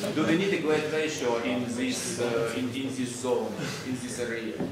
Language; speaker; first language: English; non-native, learner; Russian